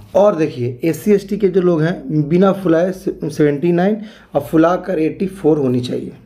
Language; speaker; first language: Hindi; native; Hindi